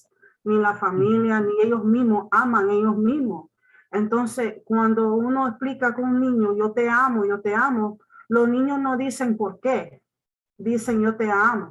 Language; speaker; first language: Spanish; non-native, learner; English